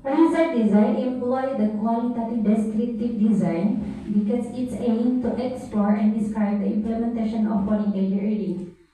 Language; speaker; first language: English; non-native, learner; Indonesian